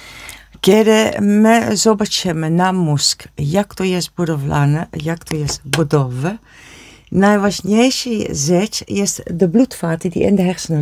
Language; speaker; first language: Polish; non-native, learner; Dutch